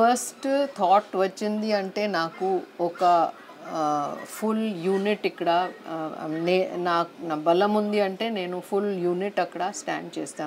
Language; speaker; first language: Telugu; non-native, learner; Hindi